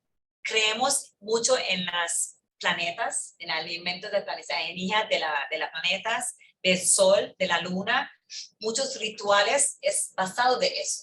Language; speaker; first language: Spanish; early bilingual, heritage; English